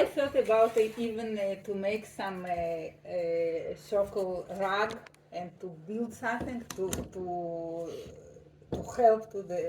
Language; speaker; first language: English; non-native, learner; Russian